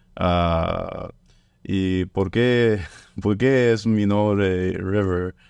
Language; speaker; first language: Spanish; non-native, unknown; French